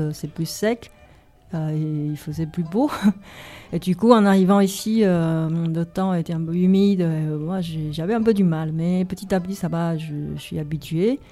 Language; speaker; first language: French; non-native, fluent; Chinese